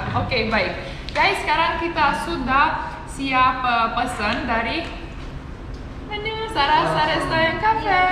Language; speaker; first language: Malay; non-native, fluent; English